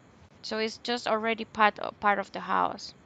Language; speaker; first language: English; non-native, local second language; Spanish